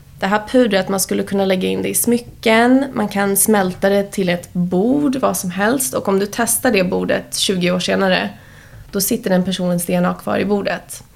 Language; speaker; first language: Swedish; early bilingual, heritage; Swedish